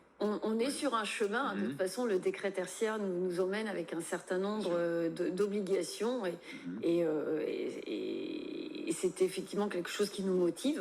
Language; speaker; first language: French; native; French